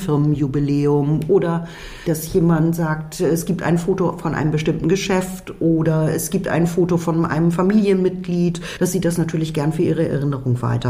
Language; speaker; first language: German; native; German